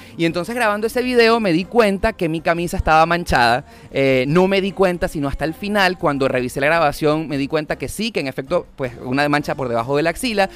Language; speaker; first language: Spanish; native; Spanish